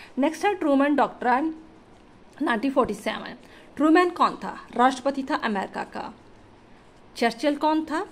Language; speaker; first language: Hindi; non-native, local second language; Punjabi